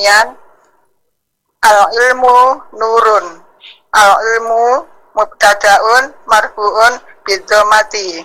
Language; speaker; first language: Arabic; non-native, learner; Indonesian